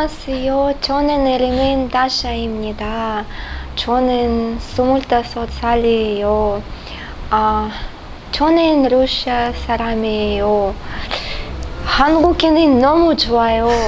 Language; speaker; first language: Korean; non-native, learner; Russian